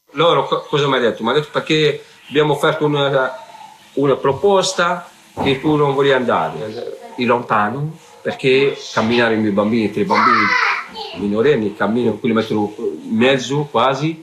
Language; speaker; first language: Italian; non-native, learner; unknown